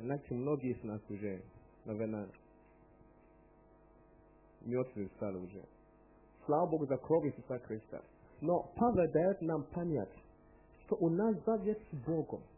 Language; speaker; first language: Russian; non-native, learner; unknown